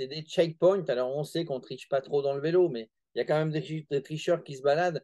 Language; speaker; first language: French; native; French